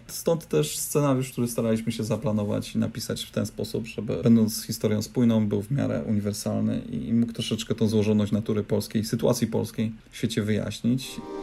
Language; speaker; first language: Polish; native; Polish